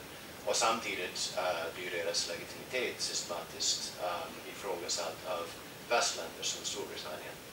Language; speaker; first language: Swedish; non-native, fluent; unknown